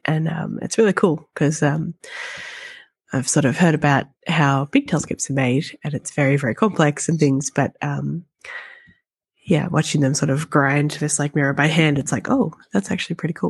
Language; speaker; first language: English; native; English